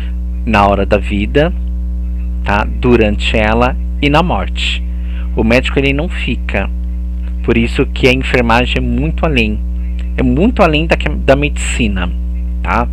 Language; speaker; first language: Portuguese; native; Portuguese